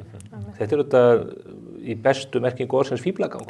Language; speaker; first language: Icelandic; native; Icelandic